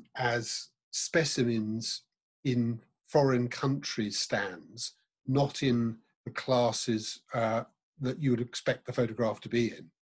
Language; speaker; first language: English; native; English